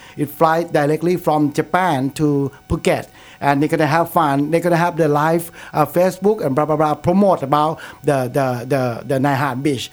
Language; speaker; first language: English; non-native, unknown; Thai